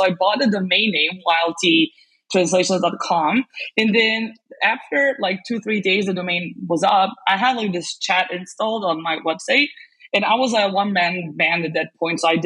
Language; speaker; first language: English; non-native, fluent; Serbian